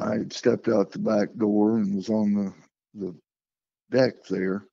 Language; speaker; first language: English; native; English